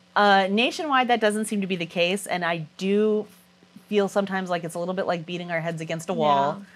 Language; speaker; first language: English; native; English